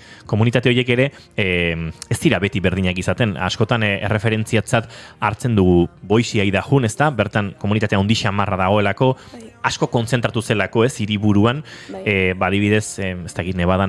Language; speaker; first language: Basque; native; Basque